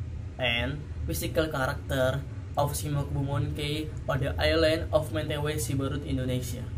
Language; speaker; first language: English; non-native, learner; Indonesian